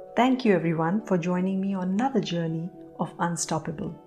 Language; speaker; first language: English; non-native, local second language; Hindi